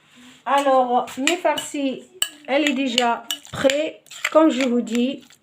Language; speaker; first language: French; non-native, local second language; Arabic